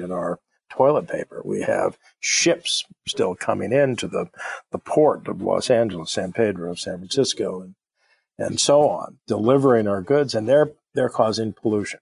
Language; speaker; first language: English; native; English